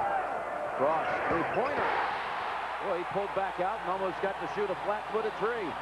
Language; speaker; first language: English; native; English